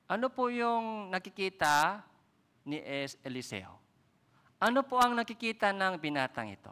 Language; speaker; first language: Filipino; non-native, fluent; Korean